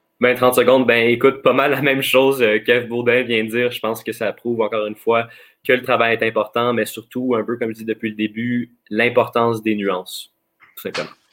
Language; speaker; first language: French; native; French